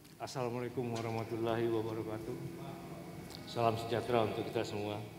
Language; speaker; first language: Indonesian; native; Indonesian